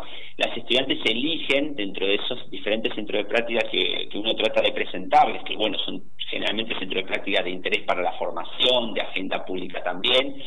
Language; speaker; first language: Spanish; native; Spanish